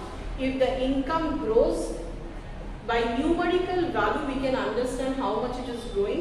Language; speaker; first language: English; non-native, local second language; Bangla